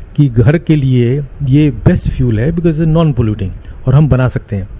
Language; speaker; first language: Hindi; native; Hindi